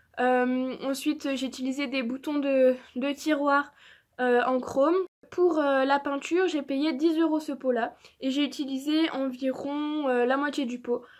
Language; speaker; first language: French; native; French